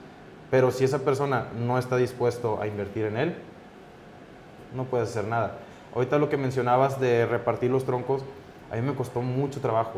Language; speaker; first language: Spanish; native; Spanish